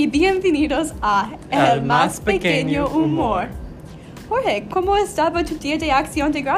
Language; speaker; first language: Spanish; non-native, learner; English